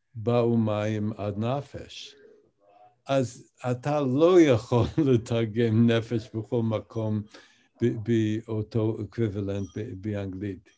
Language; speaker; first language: Hebrew; non-native, fluent; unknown